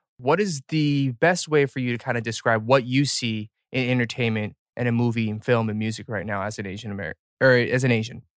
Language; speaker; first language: English; early bilingual, other home language; Korean